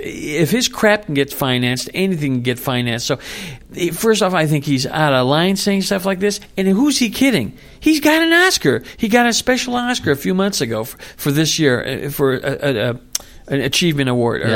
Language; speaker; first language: English; native; English